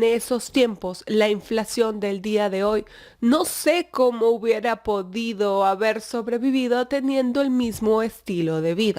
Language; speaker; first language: Spanish; native; Spanish